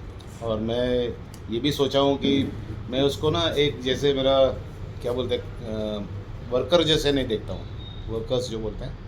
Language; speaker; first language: Hindi; non-native, local second language; Malayalam